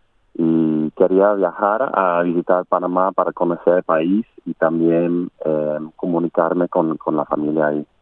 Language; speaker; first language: Spanish; non-native, learner; English